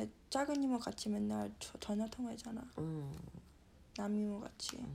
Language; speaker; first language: Korean; early bilingual, heritage; Korean